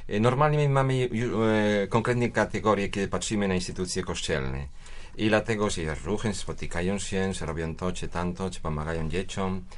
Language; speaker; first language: Polish; non-native, fluent; Spanish